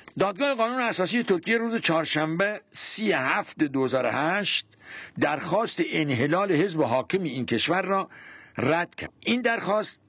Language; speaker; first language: Persian; non-native, local second language; Central Kurdish